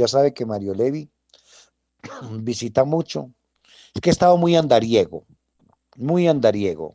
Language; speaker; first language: Spanish; native; Spanish